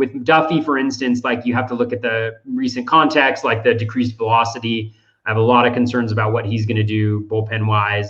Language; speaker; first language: English; native; English